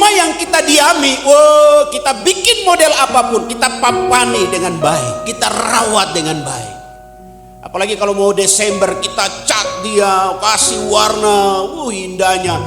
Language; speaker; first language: Indonesian; native; Indonesian